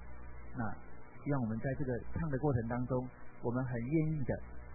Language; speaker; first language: Chinese; native; Chinese